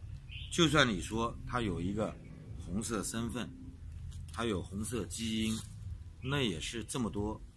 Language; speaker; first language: Chinese; native; Chinese